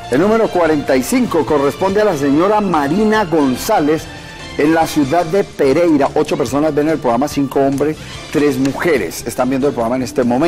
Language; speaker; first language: Spanish; native; Spanish